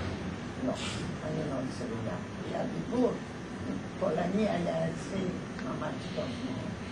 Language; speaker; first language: Hebrew; non-native, fluent; Polish